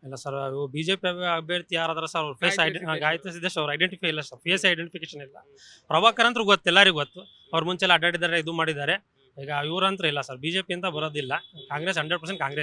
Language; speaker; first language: Kannada; native; Kannada